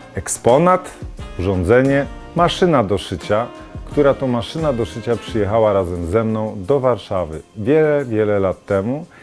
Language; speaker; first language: Polish; native; Polish